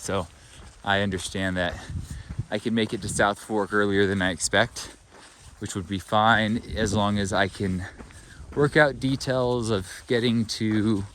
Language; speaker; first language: English; native; English